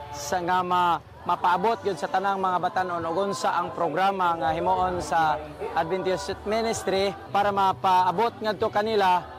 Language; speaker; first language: Cebuano; native; Cebuano